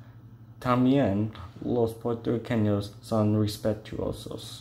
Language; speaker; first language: Spanish; non-native, learner; English